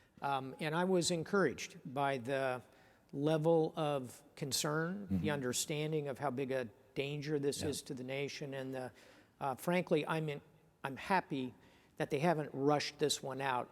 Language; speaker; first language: English; native; English